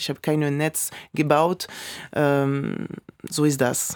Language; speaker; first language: German; non-native, fluent; French